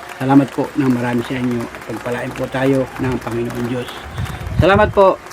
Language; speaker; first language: Filipino; native; Filipino